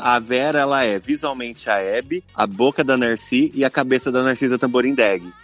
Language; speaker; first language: Portuguese; native; Portuguese